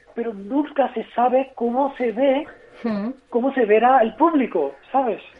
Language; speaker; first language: Spanish; non-native, fluent; Hindi